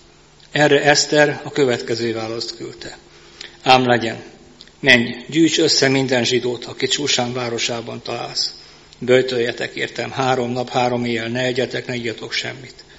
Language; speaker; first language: Hungarian; native; Hungarian